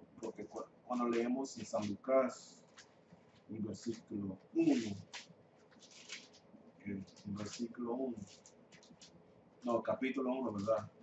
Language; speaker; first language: Spanish; non-native, fluent; English